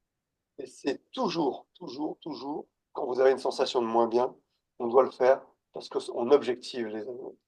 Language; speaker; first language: French; native; French